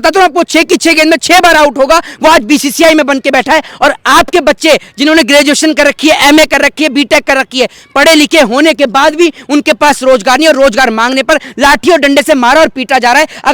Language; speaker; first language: Hindi; native; Hindi